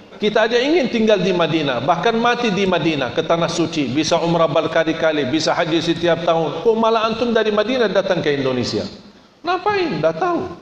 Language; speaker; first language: Indonesian; non-native, fluent; Arabic